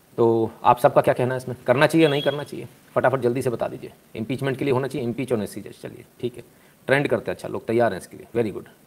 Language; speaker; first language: Hindi; native; Hindi